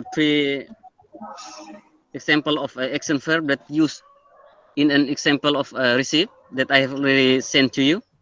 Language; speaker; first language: English; non-native, learner; Indonesian